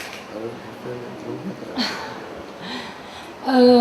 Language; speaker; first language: French; non-native, fluent; Czech